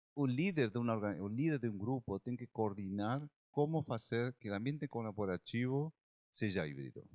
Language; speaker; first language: Portuguese; non-native, learner; Spanish